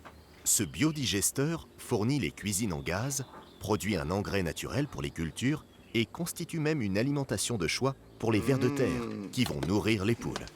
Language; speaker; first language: French; native; French